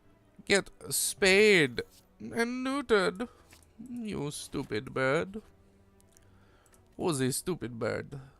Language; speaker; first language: English; native; English